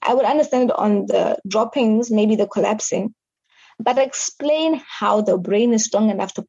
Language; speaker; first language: English; non-native, local second language; Southern Sotho